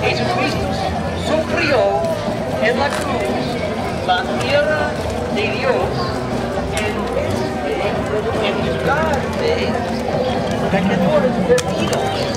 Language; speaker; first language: Spanish; non-native, learner; English